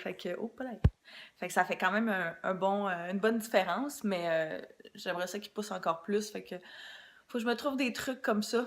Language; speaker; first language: French; native; French